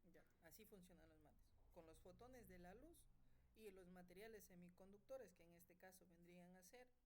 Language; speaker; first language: Spanish; native; Spanish